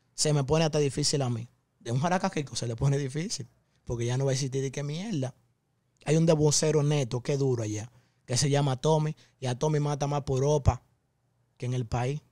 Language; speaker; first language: Spanish; native; Spanish